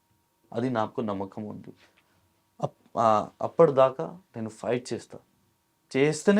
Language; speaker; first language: Telugu; non-native, local second language; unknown